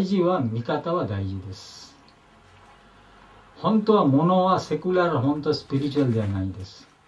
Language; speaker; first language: Japanese; non-native, learner; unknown